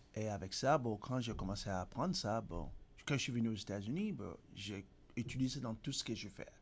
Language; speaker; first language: French; native; French